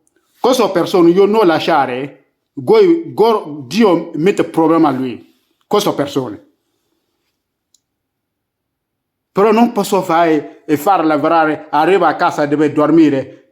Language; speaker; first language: Italian; non-native, learner; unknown